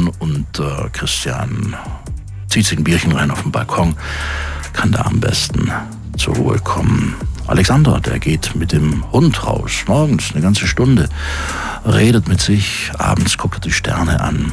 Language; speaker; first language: German; native; German